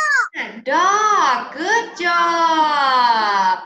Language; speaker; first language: English; non-native, learner; Indonesian